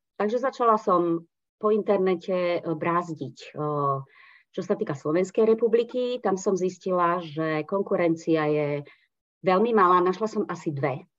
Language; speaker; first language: Slovak; non-native, local second language; Hungarian